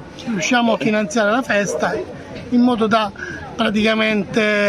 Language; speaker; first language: Italian; native; Italian